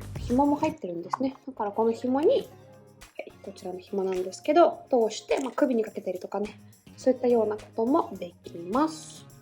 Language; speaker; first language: Japanese; non-native, fluent; Russian